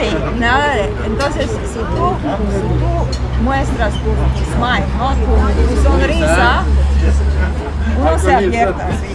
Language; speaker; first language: Spanish; non-native, fluent; Serbian